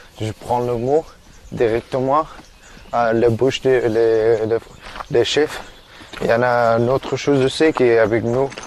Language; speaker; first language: French; non-native, learner; Persian